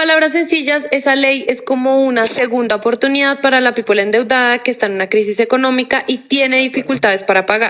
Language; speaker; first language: Spanish; native; Spanish